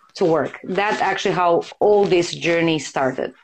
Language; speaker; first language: English; non-native, fluent; Serbian